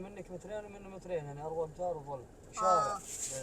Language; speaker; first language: Arabic; native; Arabic